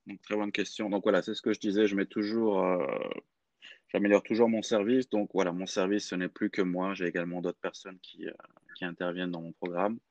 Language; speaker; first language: French; native; French